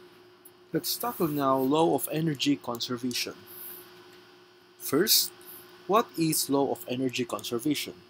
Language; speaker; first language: English; non-native, local second language; Filipino